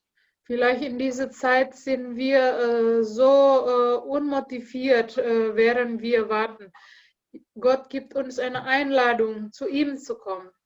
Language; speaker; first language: German; non-native, learner; Indonesian